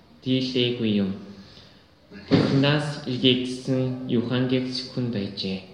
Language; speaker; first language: Mongolian; native; Mongolian